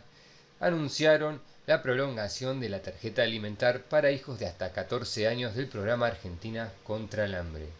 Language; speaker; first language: Spanish; native; Spanish